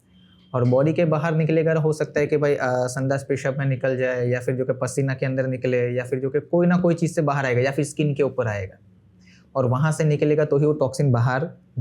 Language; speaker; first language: Hindi; non-native, local second language; Gujarati